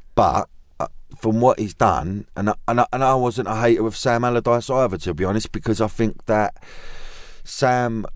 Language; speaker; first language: English; native; English